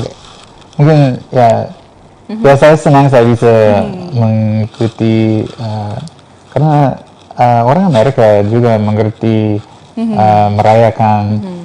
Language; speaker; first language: Indonesian; non-native, fluent; English